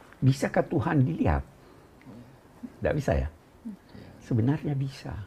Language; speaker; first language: Indonesian; native; Indonesian